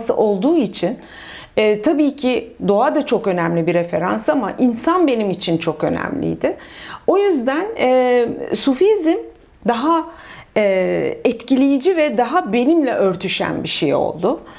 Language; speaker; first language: Turkish; native; Turkish